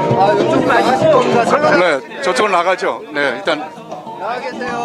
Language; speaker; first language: Korean; native; Korean